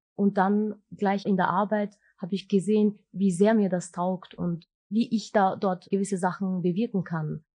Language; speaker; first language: German; early bilingual, other home language; Turkish